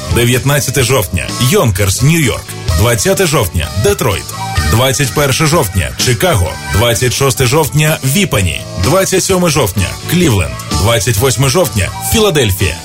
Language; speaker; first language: Ukrainian; native; Ukrainian